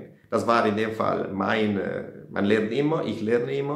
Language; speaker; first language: German; non-native, fluent; Italian